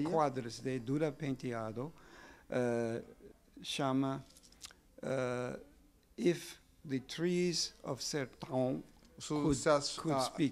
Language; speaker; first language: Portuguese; non-native, learner; English